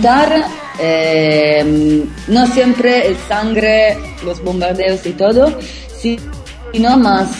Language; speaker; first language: Spanish; non-native, fluent; Italian